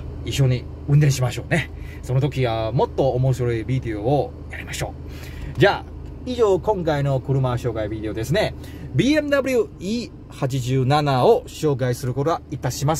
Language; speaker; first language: Japanese; non-native, learner; Chinese